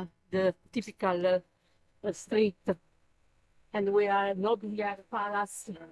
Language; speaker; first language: English; non-native, learner; Italian